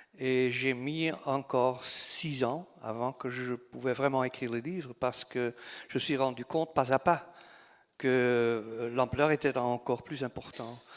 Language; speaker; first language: French; non-native, local second language; Dutch